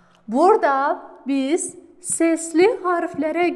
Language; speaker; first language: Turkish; non-native, fluent; Kazakh